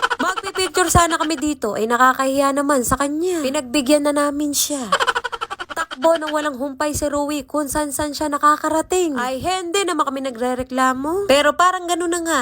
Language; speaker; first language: Filipino; native; Filipino